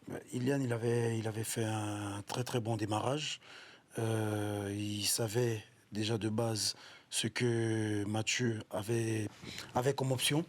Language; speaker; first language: French; native; French